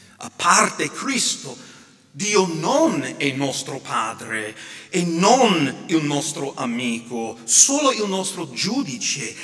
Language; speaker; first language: Italian; non-native, fluent; English